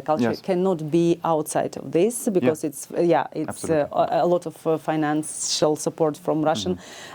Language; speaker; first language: English; non-native, learner; Ukrainian